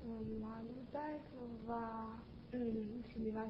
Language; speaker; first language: Japanese; non-native, learner; Chinese